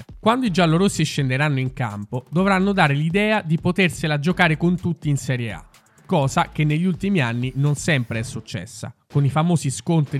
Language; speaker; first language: Italian; native; Italian